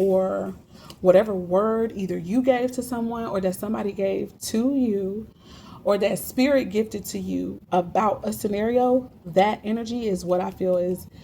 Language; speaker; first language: English; native; English